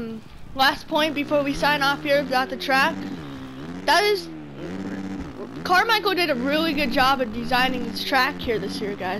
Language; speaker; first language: English; native; English